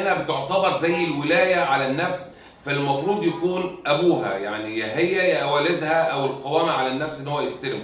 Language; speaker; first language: Arabic; native; Arabic